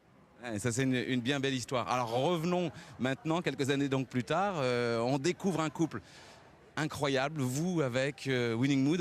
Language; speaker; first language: French; native; French